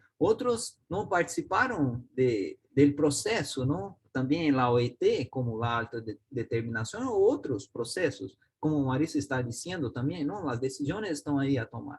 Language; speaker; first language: Spanish; non-native, learner; Portuguese